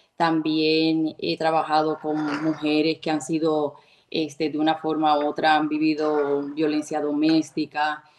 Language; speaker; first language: Spanish; native; Spanish